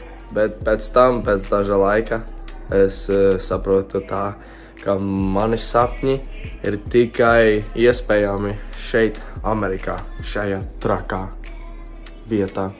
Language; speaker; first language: Latvian; early bilingual, heritage; English